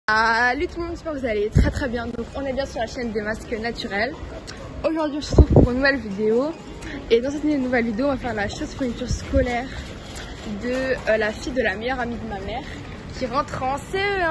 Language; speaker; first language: French; native; French